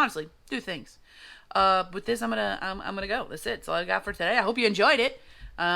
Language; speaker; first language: English; native; English